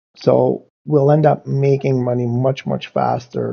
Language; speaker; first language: English; native; English